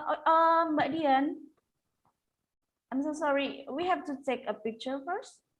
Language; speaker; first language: English; non-native, local second language; Indonesian